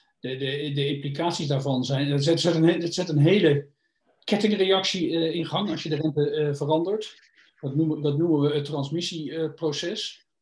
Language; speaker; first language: Dutch; native; Dutch